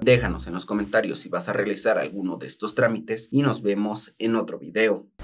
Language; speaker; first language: Spanish; native; Spanish